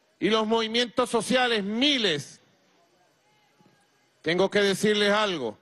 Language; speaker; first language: Spanish; native; Spanish